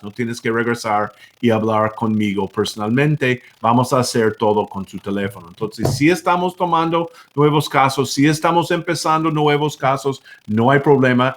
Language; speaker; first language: Spanish; non-native, fluent; English